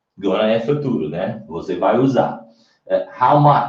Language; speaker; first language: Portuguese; non-native, fluent; English